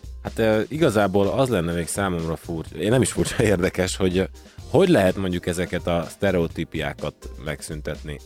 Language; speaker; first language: Hungarian; native; Hungarian